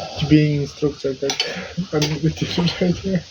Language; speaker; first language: Russian; non-native, local second language; Ukrainian